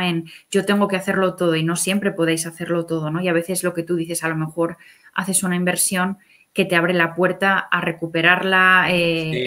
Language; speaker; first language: Spanish; native; Spanish